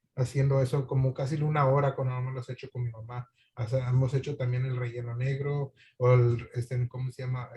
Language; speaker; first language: Spanish; early bilingual, other home language; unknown